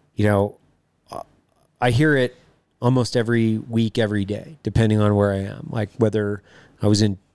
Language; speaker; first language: English; native; English